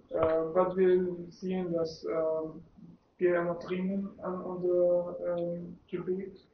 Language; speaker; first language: German; non-native, learner; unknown